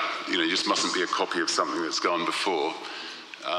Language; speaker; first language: English; native; English